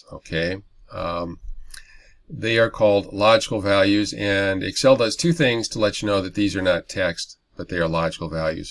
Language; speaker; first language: English; native; English